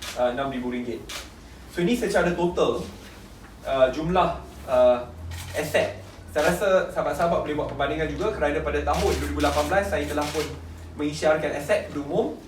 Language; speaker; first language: Malay; native; Malay